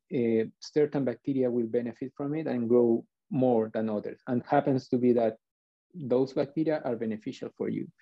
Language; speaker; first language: English; non-native, fluent; Spanish